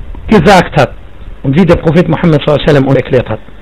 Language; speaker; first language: German; non-native, fluent; Arabic